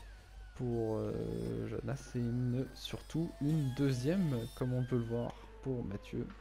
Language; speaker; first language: French; native; French